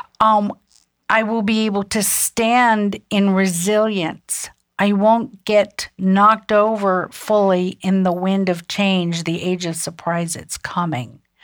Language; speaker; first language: English; early bilingual, other home language; German